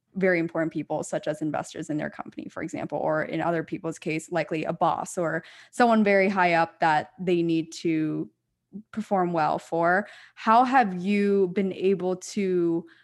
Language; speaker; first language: English; native; English